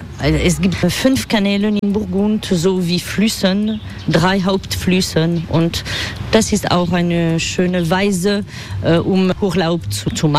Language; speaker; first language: German; non-native, fluent; French